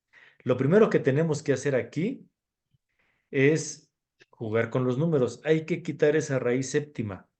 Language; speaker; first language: Spanish; native; Spanish